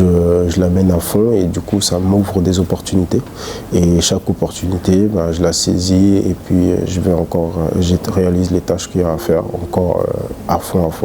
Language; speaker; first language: French; early bilingual, other home language; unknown